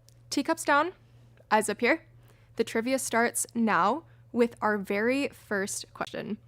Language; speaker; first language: English; native; English